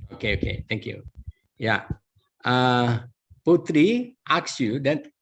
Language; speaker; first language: English; non-native, learner; Indonesian